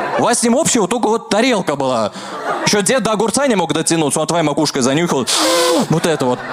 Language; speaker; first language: Russian; early bilingual, other home language; Armenian